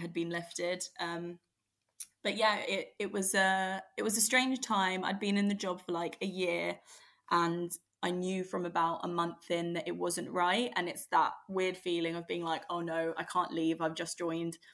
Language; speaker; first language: English; native; English